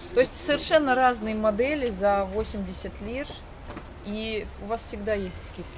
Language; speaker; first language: Russian; native; Russian